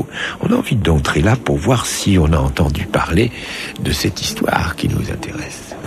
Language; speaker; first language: French; native; French